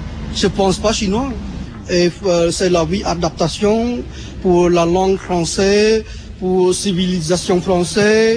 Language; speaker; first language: French; non-native, learner; Khmer